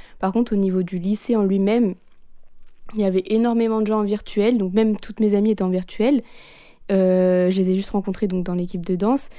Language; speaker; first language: French; native; French